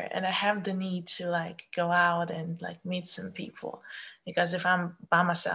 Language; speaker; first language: English; non-native, fluent; Russian